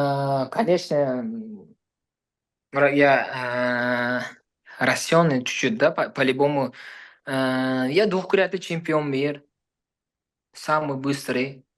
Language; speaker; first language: Russian; non-native, learner; Uzbek